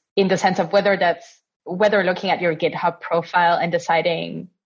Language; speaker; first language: English; non-native, fluent; Italian